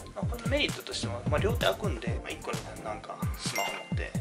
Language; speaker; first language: Japanese; native; Japanese